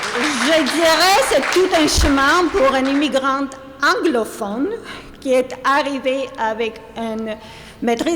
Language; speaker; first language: French; non-native, fluent; Armenian